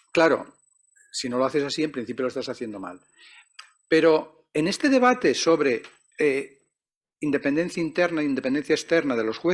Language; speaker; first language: Spanish; native; Spanish